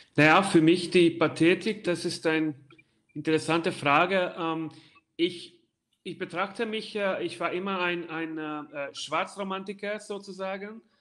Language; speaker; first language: German; non-native, fluent; Hungarian